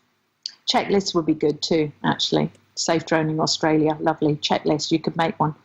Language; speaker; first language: English; native; English